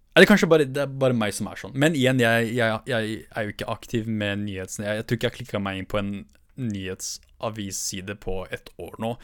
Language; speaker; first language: Norwegian; early bilingual, other home language; Kurdish